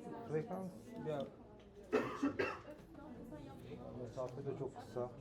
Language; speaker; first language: Turkish; native; Turkish